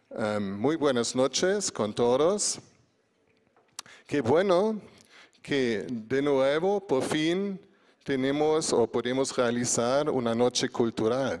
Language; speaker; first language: Spanish; non-native, fluent; German